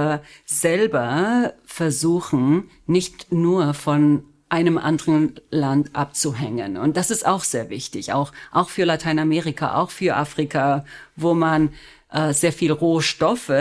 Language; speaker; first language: German; non-native, fluent; Spanish